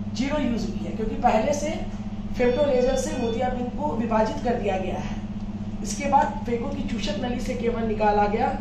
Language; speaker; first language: Hindi; native; Hindi